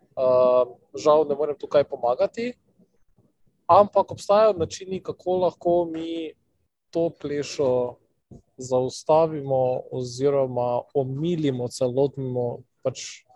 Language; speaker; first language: Slovenian; non-native, local second language; Albanian